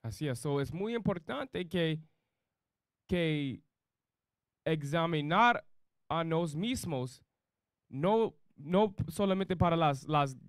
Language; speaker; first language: Spanish; non-native, learner; English